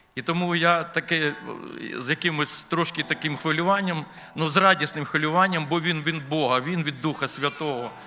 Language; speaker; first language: Ukrainian; non-native, local second language; Russian